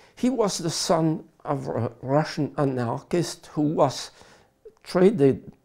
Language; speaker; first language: English; non-native, fluent; French